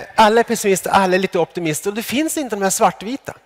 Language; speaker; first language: Swedish; native; Swedish